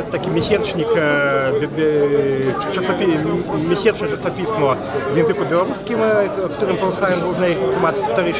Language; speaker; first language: Polish; non-native, fluent; Belarusian